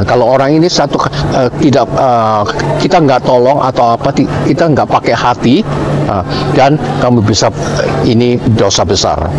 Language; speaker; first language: Indonesian; non-native, learner; Cantonese